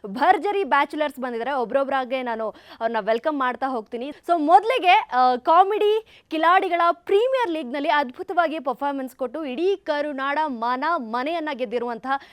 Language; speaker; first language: Kannada; native; Kannada